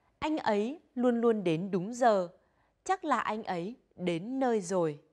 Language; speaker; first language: Vietnamese; native; Vietnamese